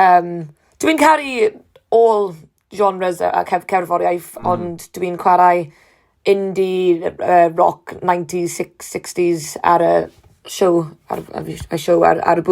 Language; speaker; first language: Welsh; non-native, learner; English